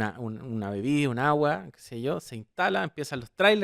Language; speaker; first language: Spanish; native; Spanish